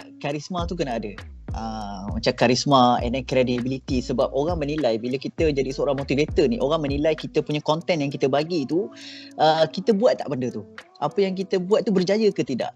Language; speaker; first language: Malay; native; Malay